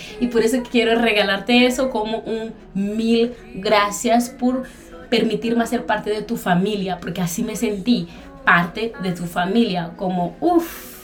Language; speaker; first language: Spanish; non-native, fluent; Portuguese